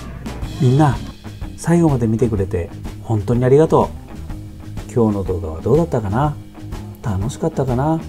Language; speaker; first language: Japanese; native; Japanese